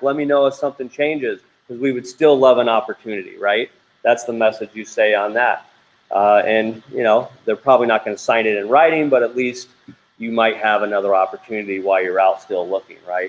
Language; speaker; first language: English; native; English